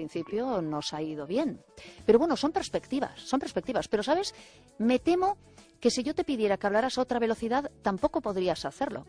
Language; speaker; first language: Spanish; native; Spanish